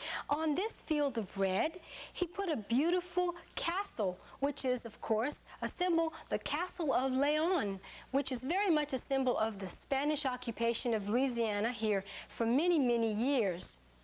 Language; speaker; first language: English; native; English